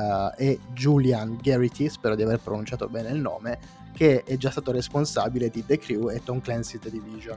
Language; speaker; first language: Italian; native; Italian